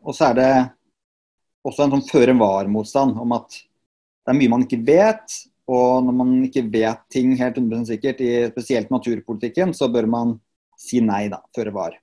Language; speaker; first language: Norwegian; native; Norwegian